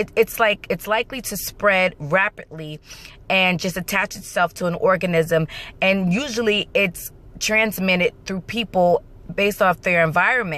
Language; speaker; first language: English; native; English